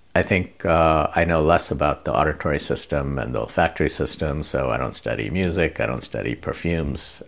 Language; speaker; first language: English; non-native, local second language; Bangla